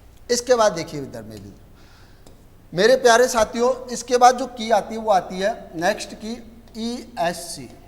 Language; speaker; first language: Hindi; native; Hindi